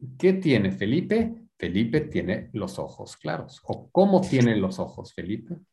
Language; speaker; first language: Spanish; native; Spanish